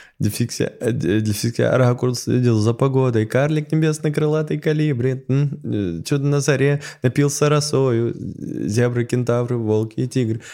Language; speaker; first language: Russian; native; Russian